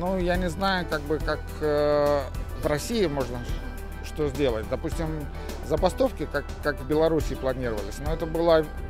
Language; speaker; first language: Russian; native; Russian